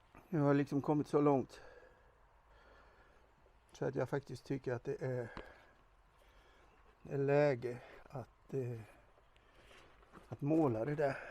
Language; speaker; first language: Swedish; native; Swedish